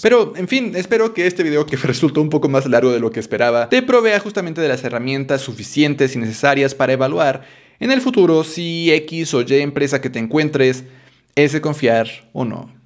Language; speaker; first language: Spanish; native; Spanish